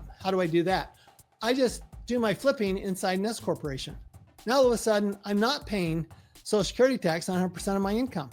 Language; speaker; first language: English; native; English